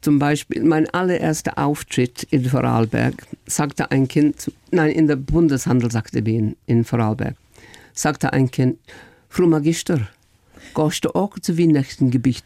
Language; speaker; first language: German; non-native, fluent; English